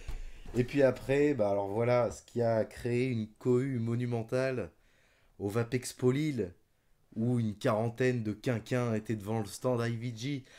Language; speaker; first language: French; native; French